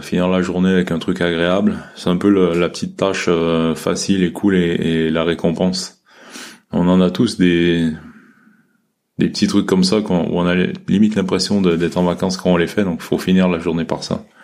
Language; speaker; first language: French; native; French